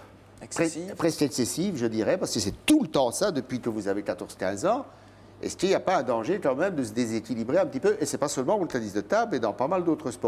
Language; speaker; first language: French; native; French